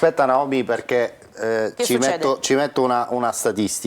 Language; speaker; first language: Italian; native; Italian